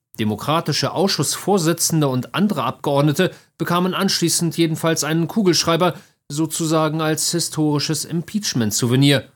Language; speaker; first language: German; native; German